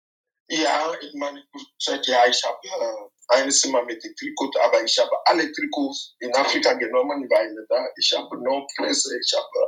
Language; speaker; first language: German; non-native, fluent; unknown